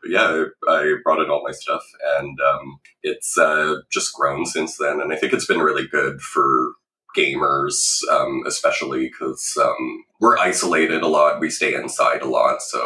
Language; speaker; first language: English; native; English